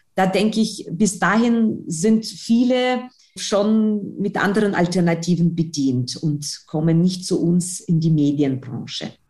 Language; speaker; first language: German; non-native, fluent; Russian